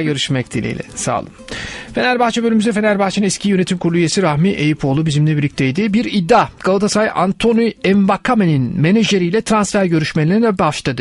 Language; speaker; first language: Turkish; native; Turkish